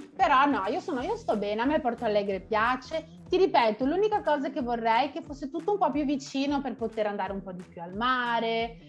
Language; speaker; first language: Italian; native; Italian